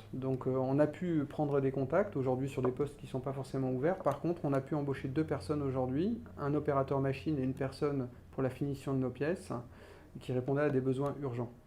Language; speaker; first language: French; native; French